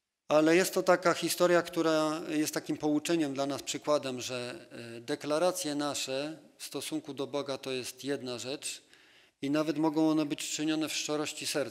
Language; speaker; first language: Polish; native; Polish